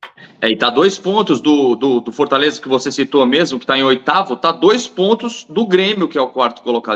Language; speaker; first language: Portuguese; native; Portuguese